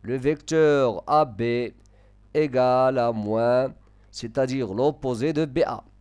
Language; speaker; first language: French; non-native, local second language; Arabic